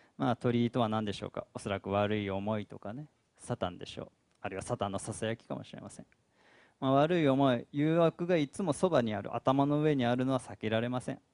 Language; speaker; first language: Japanese; native; Japanese